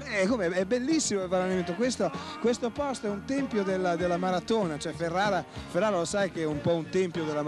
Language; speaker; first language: Italian; native; Italian